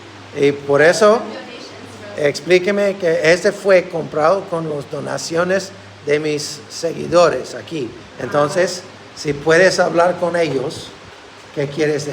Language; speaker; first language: Spanish; non-native, learner; English